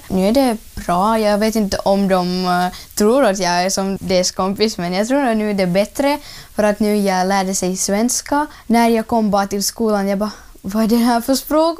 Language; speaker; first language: Swedish; early bilingual, other home language; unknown